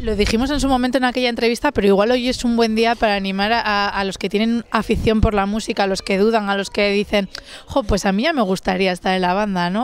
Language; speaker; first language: Spanish; native; Spanish